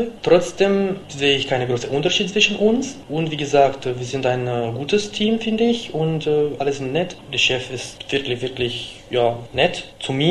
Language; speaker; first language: German; non-native, fluent; Romanian